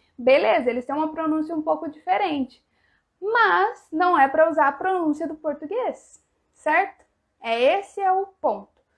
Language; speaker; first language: Portuguese; native; Portuguese